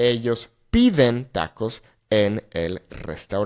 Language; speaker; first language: Spanish; non-native, fluent; English